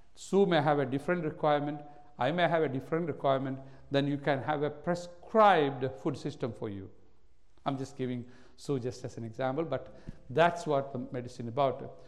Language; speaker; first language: English; non-native, local second language; Malayalam